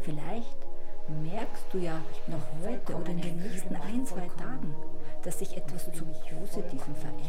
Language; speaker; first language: German; native; German